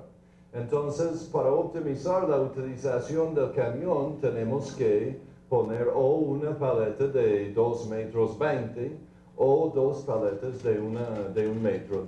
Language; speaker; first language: Spanish; non-native, fluent; English